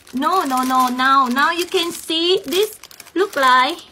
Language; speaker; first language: English; non-native, learner; Vietnamese